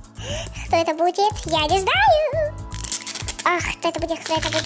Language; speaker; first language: Russian; early bilingual, heritage; Russian